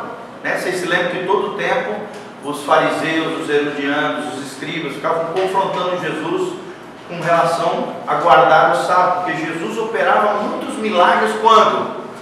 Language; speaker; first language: Portuguese; native; Portuguese